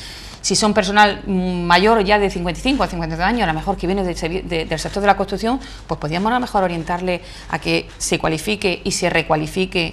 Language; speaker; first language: Spanish; native; Spanish